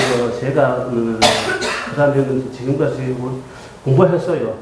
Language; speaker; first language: Korean; non-native, learner; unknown